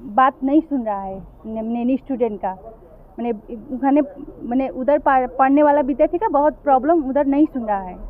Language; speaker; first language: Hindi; non-native, learner; Bangla